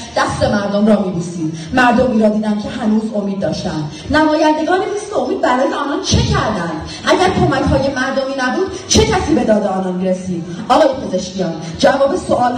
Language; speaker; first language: Persian; non-native, local second language; Kurdish